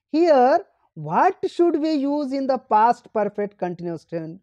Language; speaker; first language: Hindi; non-native, local second language; Marathi